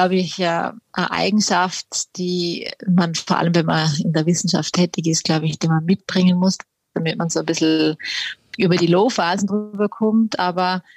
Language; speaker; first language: German; native; German